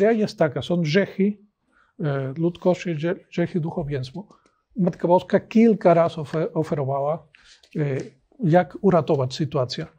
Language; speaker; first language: Polish; non-native, learner; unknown